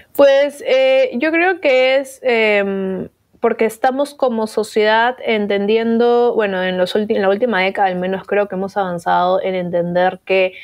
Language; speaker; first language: Spanish; native; Spanish